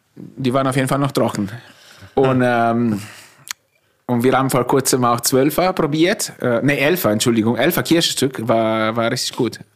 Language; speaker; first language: German; non-native, fluent; Italian